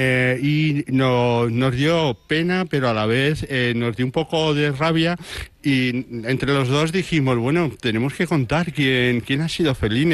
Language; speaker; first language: Spanish; native; Spanish